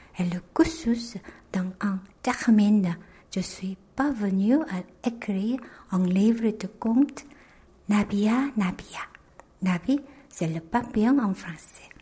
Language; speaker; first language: French; non-native, fluent; Korean